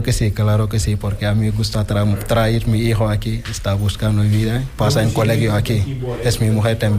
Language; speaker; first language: Spanish; non-native, learner; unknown